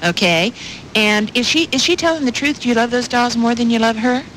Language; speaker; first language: English; native; English